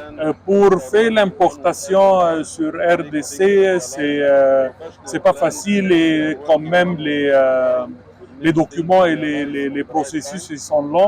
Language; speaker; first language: French; non-native, learner; Arabic